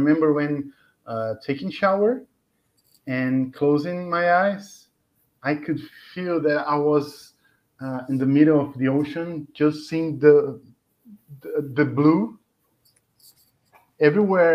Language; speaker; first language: English; non-native, fluent; Portuguese